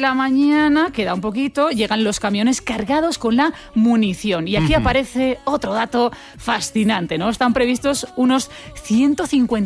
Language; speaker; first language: Spanish; native; Spanish